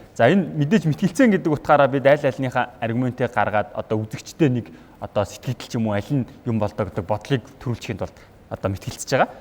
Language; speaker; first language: Mongolian; native; Mongolian